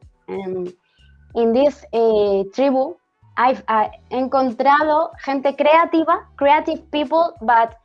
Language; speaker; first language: English; non-native, learner; Spanish